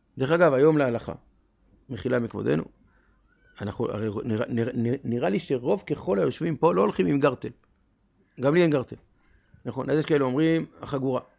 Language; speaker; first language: Hebrew; native; Hebrew